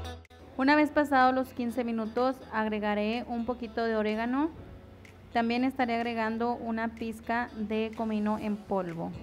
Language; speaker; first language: Spanish; native; Spanish